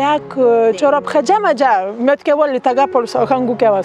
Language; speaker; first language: Korean; non-native, learner; Lithuanian